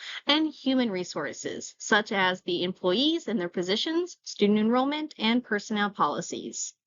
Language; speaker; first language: English; native; English